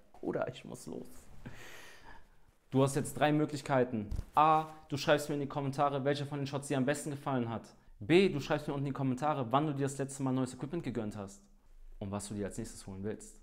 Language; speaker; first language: German; native; German